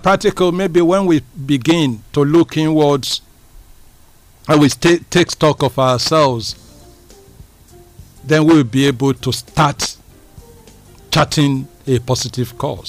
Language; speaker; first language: English; non-native, local second language; Yoruba